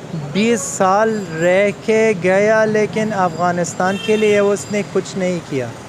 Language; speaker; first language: Hindi; non-native, learner; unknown